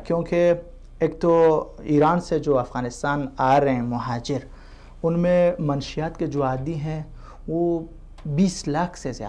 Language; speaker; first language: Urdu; non-native, fluent; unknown